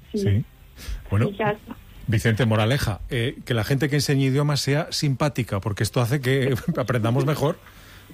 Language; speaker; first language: Spanish; native; Spanish